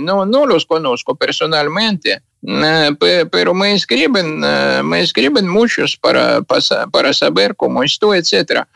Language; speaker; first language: Spanish; non-native, fluent; Ukrainian